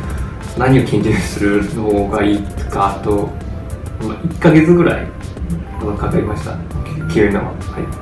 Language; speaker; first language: Japanese; non-native, fluent; Chinese